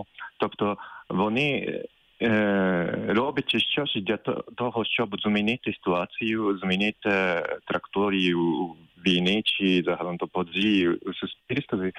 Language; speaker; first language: Ukrainian; non-native, fluent; Japanese